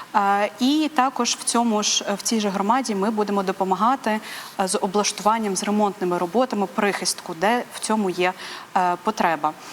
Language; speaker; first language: Ukrainian; native; Ukrainian